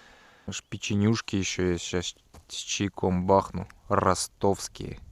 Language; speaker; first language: Russian; native; Russian